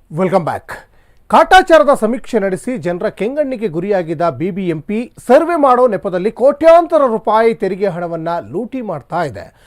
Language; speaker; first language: Kannada; native; Kannada